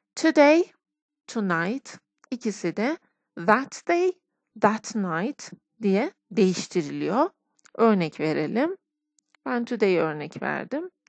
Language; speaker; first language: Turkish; non-native, fluent; Persian